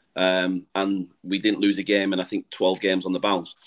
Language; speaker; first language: English; native; English